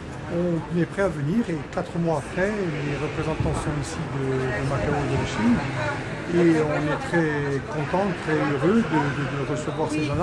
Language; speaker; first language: French; native; French